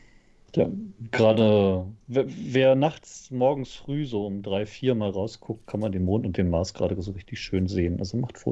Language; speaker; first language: German; native; German